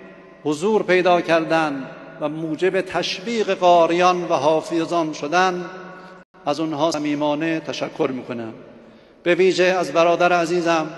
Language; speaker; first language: Persian; native; Persian